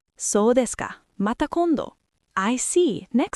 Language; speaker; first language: Japanese; non-native, learner; English